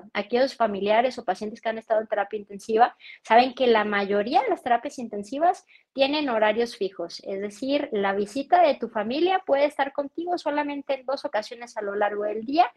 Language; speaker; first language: Spanish; native; Spanish